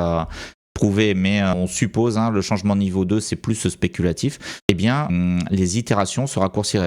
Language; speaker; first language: French; native; French